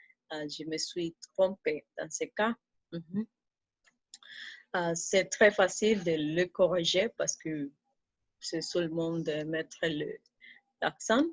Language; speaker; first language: French; non-native, fluent; Spanish